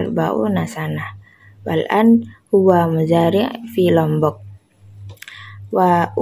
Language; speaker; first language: Arabic; non-native, learner; Indonesian